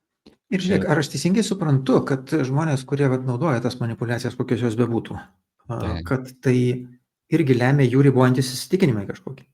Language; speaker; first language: Lithuanian; native; Lithuanian